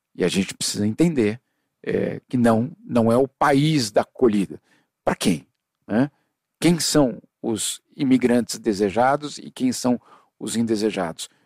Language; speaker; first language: Portuguese; native; Portuguese